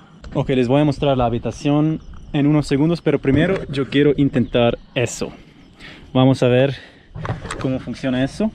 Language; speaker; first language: Spanish; non-native, fluent; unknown